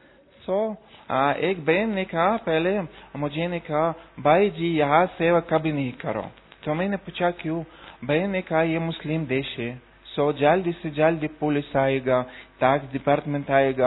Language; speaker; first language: Hindi; non-native, learner; Russian